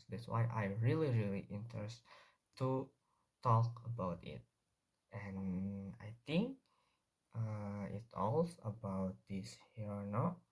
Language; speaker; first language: English; non-native, learner; Indonesian